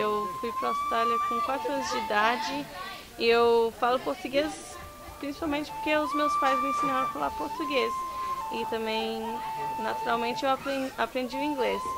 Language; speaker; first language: Portuguese; early bilingual, heritage; Portuguese